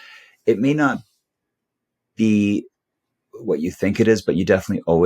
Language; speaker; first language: English; native; English